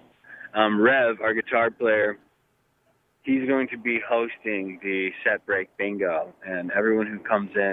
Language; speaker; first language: English; native; English